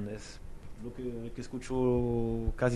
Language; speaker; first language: Spanish; non-native, fluent; French